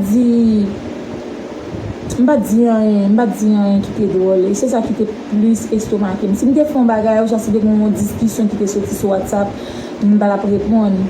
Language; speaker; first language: French; non-native, local second language; Haitian Creole